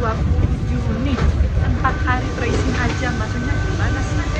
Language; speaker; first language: Indonesian; non-native, fluent; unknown